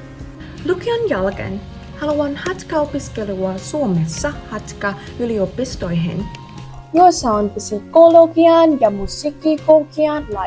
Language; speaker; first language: Finnish; non-native, learner; Vietnamese